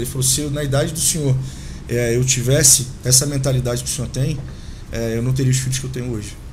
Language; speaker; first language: Portuguese; native; Portuguese